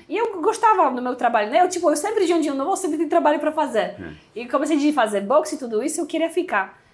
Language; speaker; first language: Portuguese; non-native, fluent; Polish